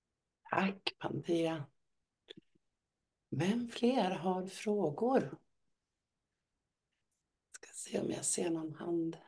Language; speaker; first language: Swedish; native; Swedish